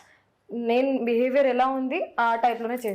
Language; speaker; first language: Telugu; non-native, local second language; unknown